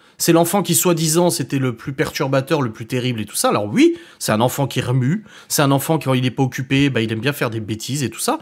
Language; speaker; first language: French; native; French